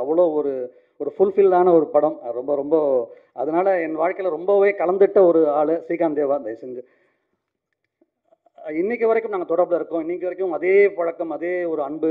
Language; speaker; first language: Tamil; native; Tamil